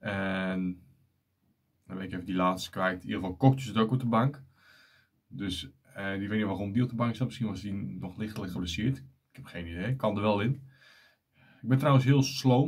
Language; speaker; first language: Dutch; native; Dutch